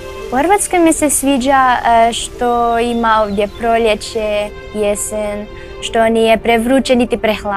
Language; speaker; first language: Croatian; early bilingual, other home language; Filipino